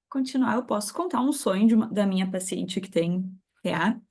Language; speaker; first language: Portuguese; native; Portuguese